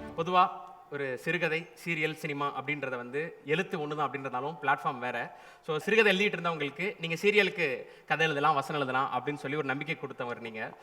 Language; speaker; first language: Tamil; native; Tamil